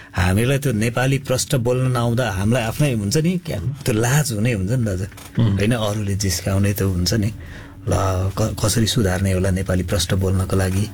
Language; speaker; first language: Nepali; non-native, local second language; Limburgish